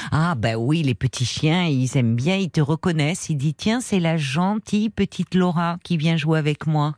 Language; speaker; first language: French; native; French